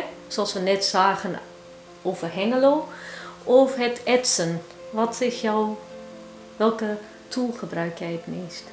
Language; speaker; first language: Dutch; early bilingual, heritage; Turkish